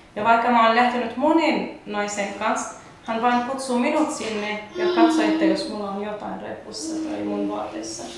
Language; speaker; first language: Finnish; non-native, learner; Arabic